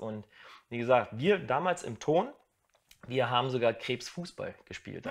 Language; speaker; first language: German; native; German